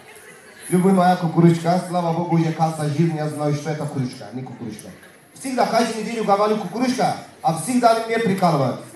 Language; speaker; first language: Russian; non-native, learner; Turkish